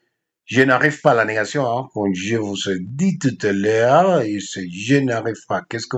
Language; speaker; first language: French; non-native, fluent; Spanish